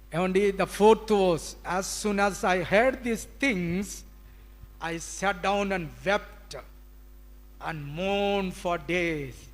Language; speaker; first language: English; non-native, local second language; Telugu